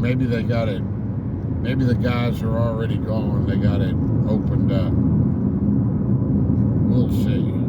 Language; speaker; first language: English; native; English